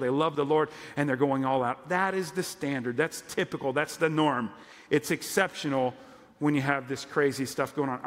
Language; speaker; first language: English; native; English